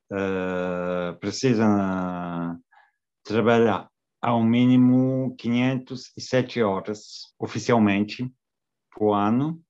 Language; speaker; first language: Portuguese; non-native, fluent; French